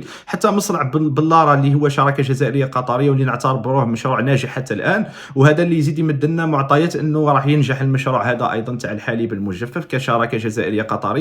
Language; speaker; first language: Arabic; native; Arabic